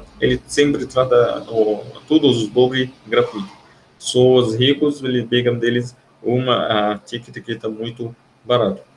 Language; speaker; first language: Portuguese; non-native, fluent; Arabic